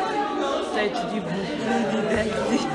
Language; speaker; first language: French; non-native, learner; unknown